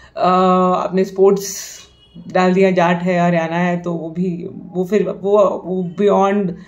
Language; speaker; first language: Hindi; native; Hindi